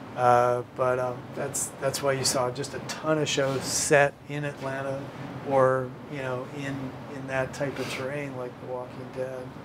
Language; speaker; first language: English; native; English